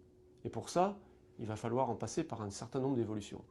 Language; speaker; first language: French; native; French